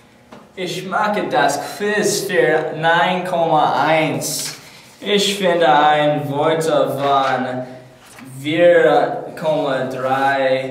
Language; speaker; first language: German; non-native, learner; English